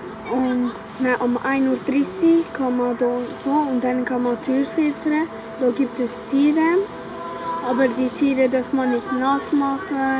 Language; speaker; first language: German; early bilingual, other home language; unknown